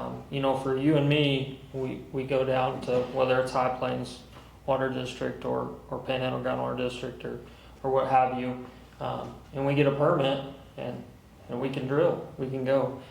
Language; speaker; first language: English; native; English